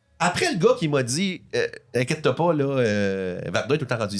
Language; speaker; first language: French; native; French